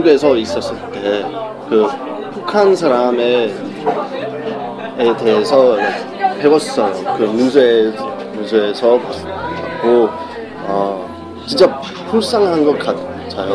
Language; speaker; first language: Korean; non-native, learner; English